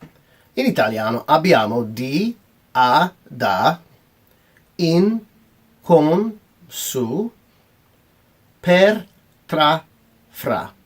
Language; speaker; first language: Italian; non-native, fluent; English